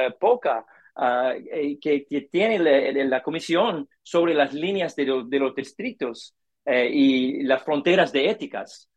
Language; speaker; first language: Spanish; non-native, learner; English